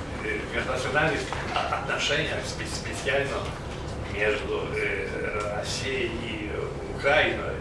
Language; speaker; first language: Russian; non-native, fluent; Polish